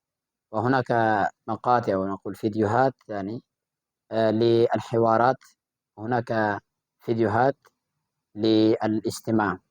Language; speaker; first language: Arabic; non-native, fluent; Urdu